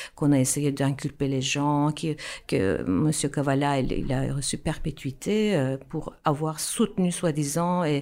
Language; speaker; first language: French; non-native, fluent; Turkish